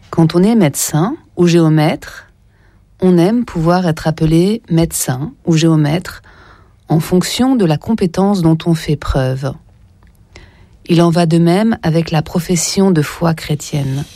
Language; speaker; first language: French; native; French